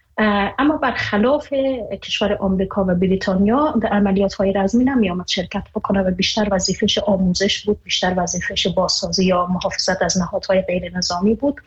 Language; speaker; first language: Persian; native; Persian